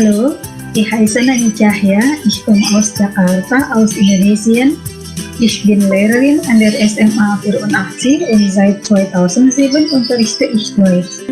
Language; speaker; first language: German; non-native, fluent; Indonesian